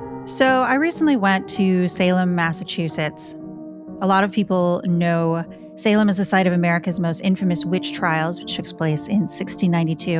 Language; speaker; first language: English; native; English